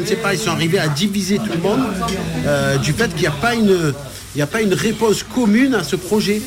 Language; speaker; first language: French; early bilingual, other home language; Arabic